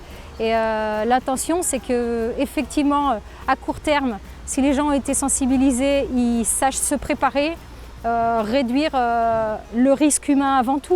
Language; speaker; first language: French; native; French